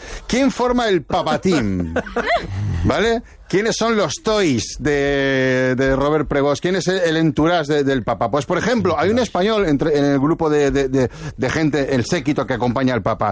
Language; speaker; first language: Spanish; native; Spanish